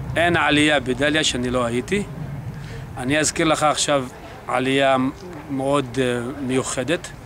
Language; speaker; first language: Hebrew; non-native, local second language; Arabic